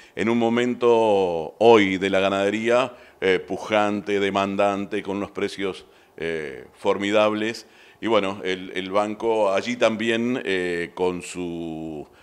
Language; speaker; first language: Spanish; native; Spanish